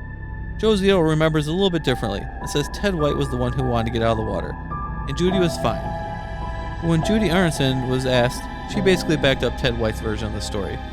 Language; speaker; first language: English; native; English